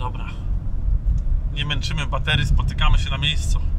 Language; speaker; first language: Polish; native; Polish